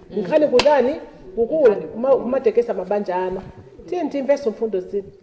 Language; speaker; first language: Nyanja; native; Nyanja